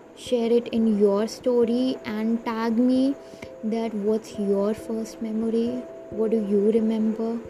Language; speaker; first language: English; non-native, local second language; Hindi